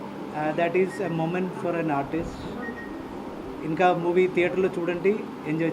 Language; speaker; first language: Telugu; non-native, learner; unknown